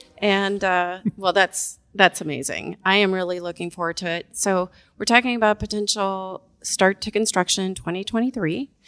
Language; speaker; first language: English; native; English